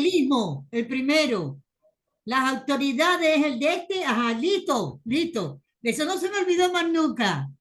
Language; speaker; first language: Spanish; native; Spanish